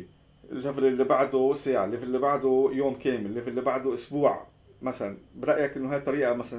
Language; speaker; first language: Arabic; native; Arabic